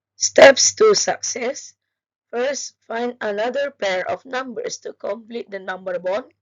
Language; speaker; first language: English; non-native, local second language; Malay